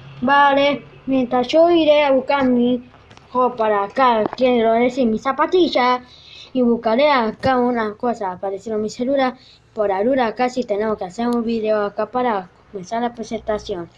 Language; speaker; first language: Spanish; native; Spanish